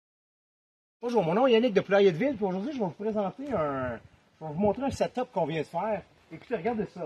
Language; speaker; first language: French; native; French